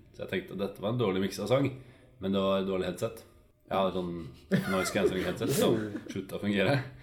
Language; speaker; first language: Norwegian; native; Norwegian